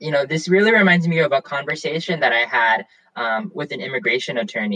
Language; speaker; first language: English; native; English